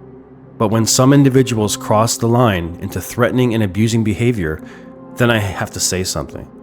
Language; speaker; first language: English; native; English